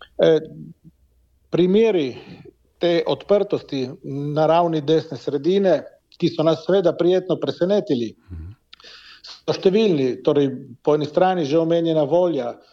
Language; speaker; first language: Slovenian; native; Slovenian